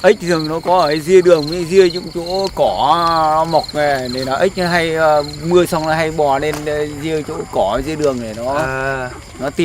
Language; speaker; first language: Vietnamese; native; Vietnamese